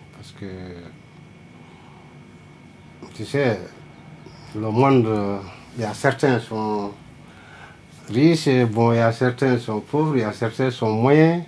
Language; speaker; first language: French; non-native, local second language; Fula